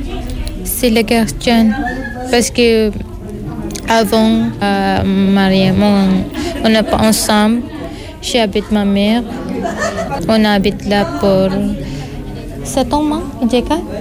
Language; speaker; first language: French; non-native, learner; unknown